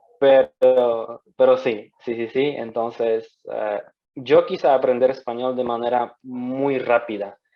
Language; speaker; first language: Spanish; non-native, fluent; Polish